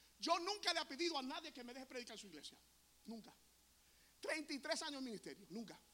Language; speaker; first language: Spanish; early bilingual, heritage; Spanish